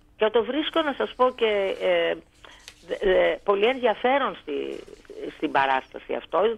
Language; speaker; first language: Greek; native; Greek